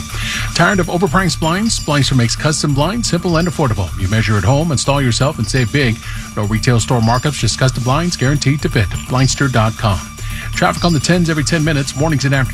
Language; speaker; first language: English; native; English